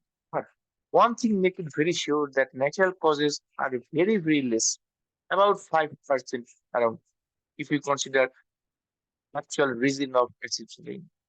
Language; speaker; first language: English; non-native, local second language; Bangla